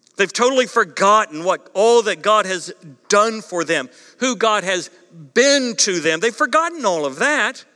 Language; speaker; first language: English; native; English